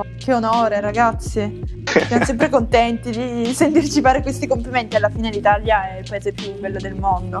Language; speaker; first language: Italian; native; Italian